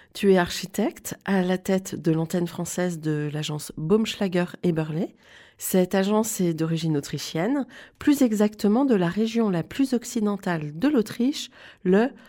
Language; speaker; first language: French; native; French